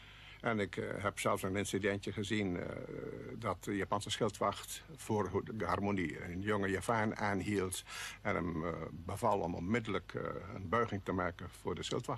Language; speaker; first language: Dutch; native; Dutch